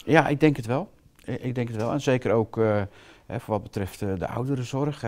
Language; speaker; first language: Dutch; native; Dutch